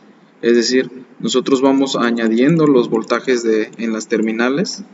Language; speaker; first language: Spanish; native; Spanish